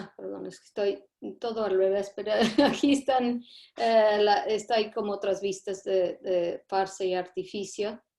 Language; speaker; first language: Spanish; non-native, fluent; English